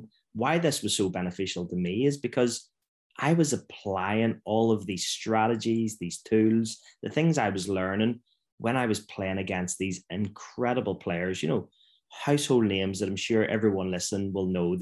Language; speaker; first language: English; native; English